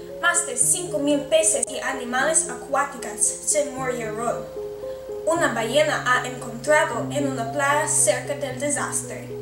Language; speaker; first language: Spanish; non-native, learner; English